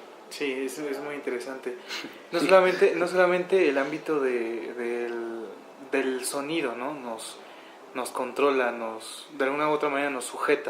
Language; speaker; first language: Spanish; native; Spanish